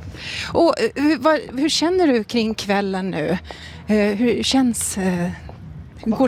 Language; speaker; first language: Swedish; native; Swedish